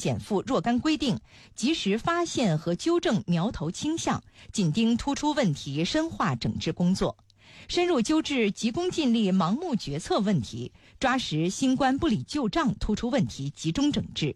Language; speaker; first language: Chinese; native; Chinese